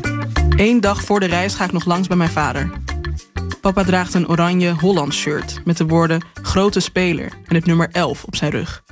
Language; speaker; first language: Dutch; native; Dutch